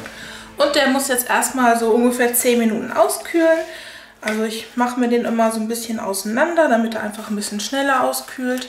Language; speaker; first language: German; native; German